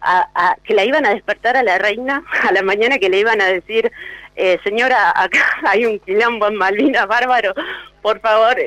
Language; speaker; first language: Spanish; native; Spanish